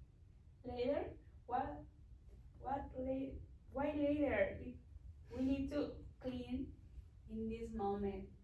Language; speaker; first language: English; non-native, learner; Spanish